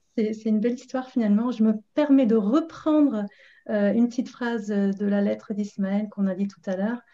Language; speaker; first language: French; non-native, fluent; English